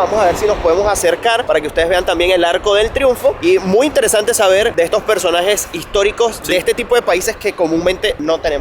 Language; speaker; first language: Spanish; native; Spanish